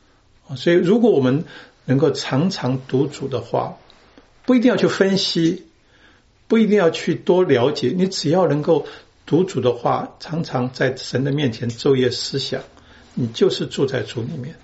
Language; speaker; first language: Chinese; native; Chinese